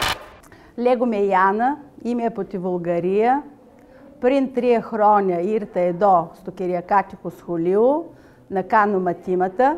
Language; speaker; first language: Greek; non-native, learner; Bulgarian